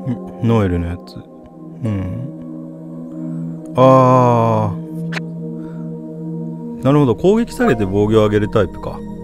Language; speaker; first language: Japanese; native; Japanese